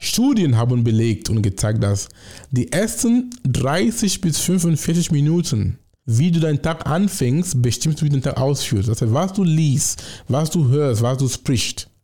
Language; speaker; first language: German; non-native, fluent; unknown